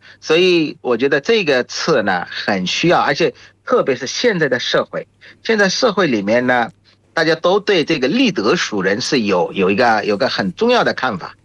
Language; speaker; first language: Chinese; non-native, fluent; Bangla